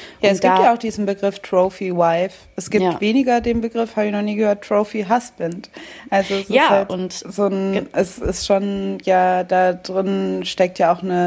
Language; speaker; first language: German; native; German